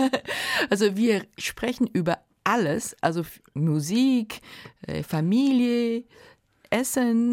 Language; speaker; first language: German; non-native, fluent; Japanese